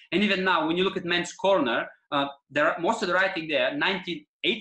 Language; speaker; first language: English; non-native, fluent; Bulgarian